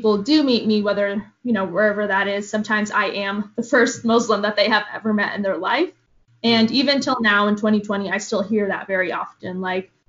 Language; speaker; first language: English; early bilingual, other home language; Arabic